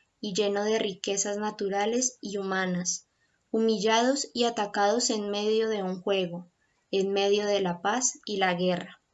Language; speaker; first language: Spanish; native; Spanish